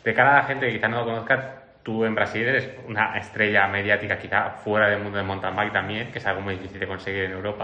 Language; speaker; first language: Spanish; native; Spanish